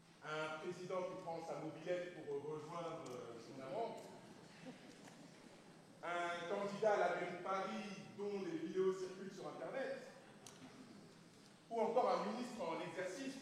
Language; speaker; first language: French; native; French